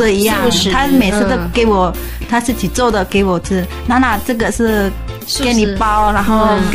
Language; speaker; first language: Chinese; non-native, learner; Indonesian